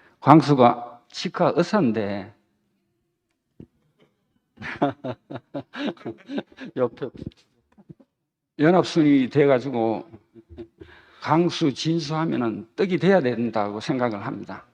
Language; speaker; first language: Korean; native; Korean